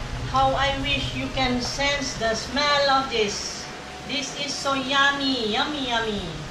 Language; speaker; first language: English; non-native, local second language; Cebuano